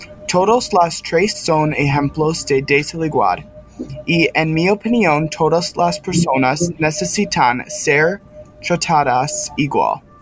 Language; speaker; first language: Spanish; non-native, learner; English